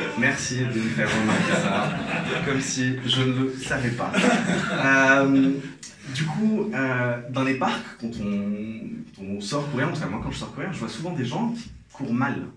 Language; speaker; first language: French; non-native, local second language; Arabic